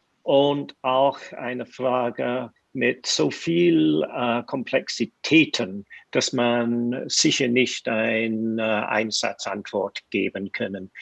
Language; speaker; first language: German; non-native, fluent; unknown